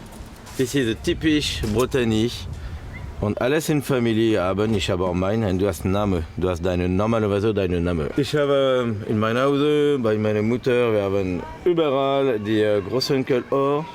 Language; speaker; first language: German; non-native, learner; French